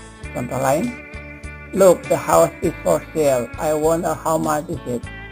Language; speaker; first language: English; non-native, fluent; Indonesian